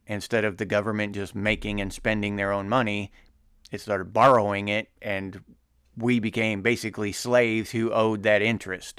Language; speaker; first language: English; native; English